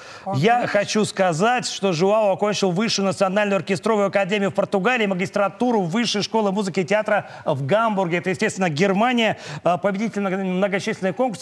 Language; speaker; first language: Russian; native; Russian